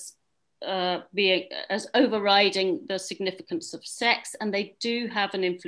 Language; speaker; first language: English; native; English